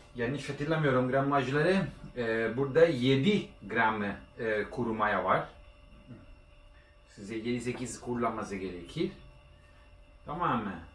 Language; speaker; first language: Turkish; non-native, learner; Italian